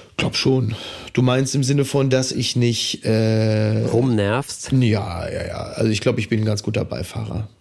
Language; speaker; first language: German; native; German